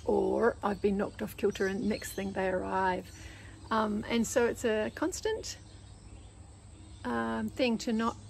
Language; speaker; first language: English; native; English